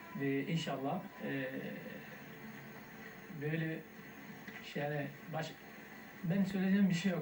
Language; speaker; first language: Turkish; non-native, learner; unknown